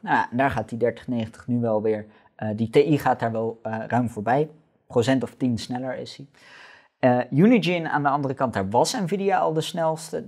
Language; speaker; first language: Dutch; native; Dutch